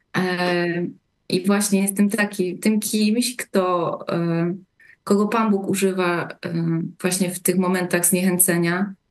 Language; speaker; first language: Polish; native; Polish